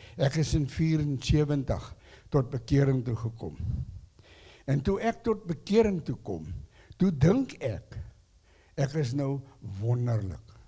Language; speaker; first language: Afrikaans; non-native, local second language; English